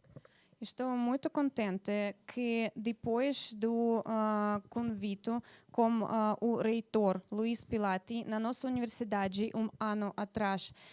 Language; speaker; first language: Portuguese; non-native, fluent; Russian